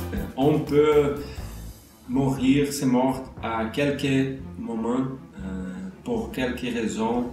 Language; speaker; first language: French; non-native, learner; Portuguese